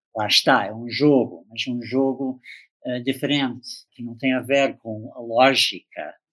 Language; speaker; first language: Portuguese; non-native, fluent; English